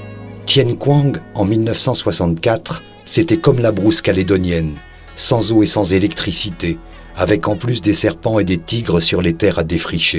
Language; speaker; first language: French; native; French